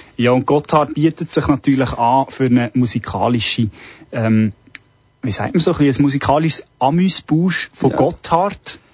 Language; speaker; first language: German; early bilingual, other home language; Serbian